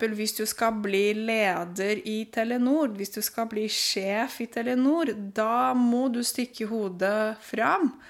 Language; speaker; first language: Norwegian; non-native, fluent; Romanian